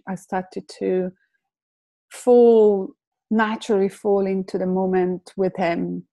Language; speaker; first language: English; non-native, fluent; Italian